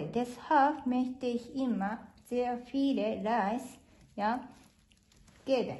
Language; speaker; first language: German; non-native, learner; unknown